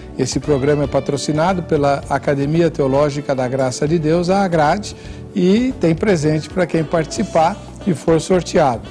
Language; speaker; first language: Portuguese; native; Portuguese